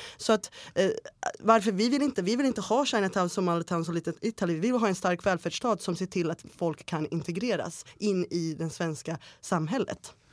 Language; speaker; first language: Swedish; early bilingual, other home language; Bosnian